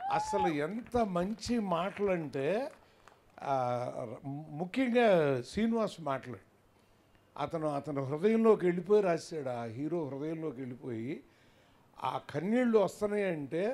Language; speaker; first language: Telugu; native; Telugu